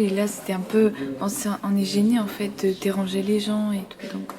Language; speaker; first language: French; early bilingual, other home language; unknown